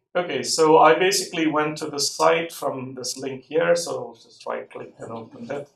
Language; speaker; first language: English; non-native, local second language; Tamil